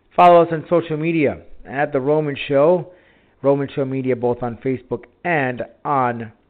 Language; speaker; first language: English; early bilingual, other home language; Spanish